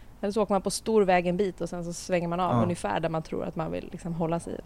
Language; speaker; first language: Swedish; native; Swedish